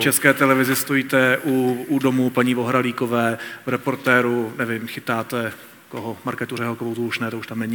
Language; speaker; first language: Czech; native; Czech